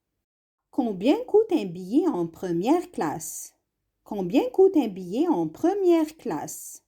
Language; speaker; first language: French; non-native, fluent; Arabic